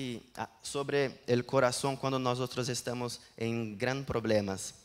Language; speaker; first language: Spanish; non-native, learner; Portuguese